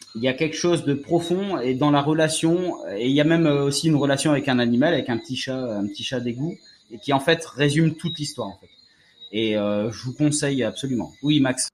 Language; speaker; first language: French; native; French